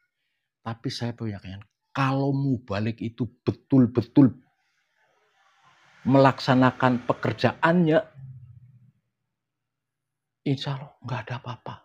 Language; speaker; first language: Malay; non-native, local second language; Javanese